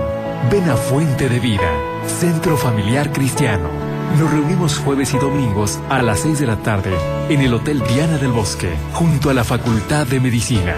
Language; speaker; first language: Spanish; native; Spanish